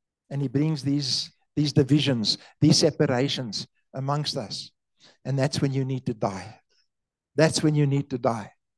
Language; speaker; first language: English; non-native, local second language; Afrikaans